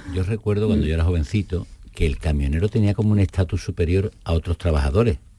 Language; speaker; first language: Spanish; native; Spanish